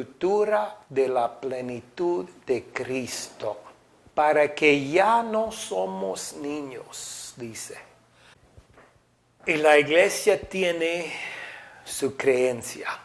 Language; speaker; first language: Spanish; non-native, fluent; English